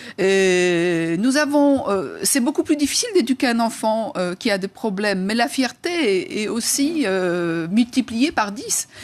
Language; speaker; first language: French; non-native, fluent; Polish